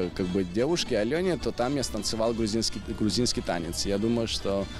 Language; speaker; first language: Ukrainian; non-native, learner; Georgian